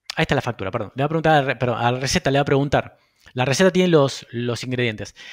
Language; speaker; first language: Spanish; native; Spanish